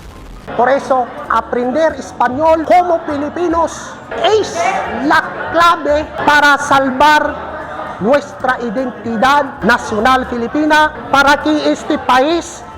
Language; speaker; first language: Spanish; non-native, fluent; Filipino